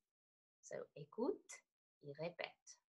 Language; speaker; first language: French; non-native, fluent; English